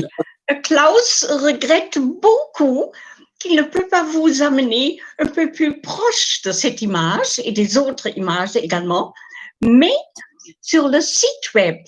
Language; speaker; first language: French; non-native, fluent; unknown